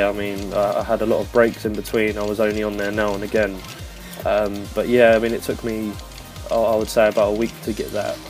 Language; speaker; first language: English; native; English